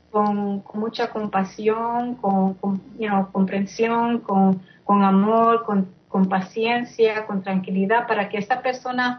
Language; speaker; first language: Spanish; early bilingual, heritage; English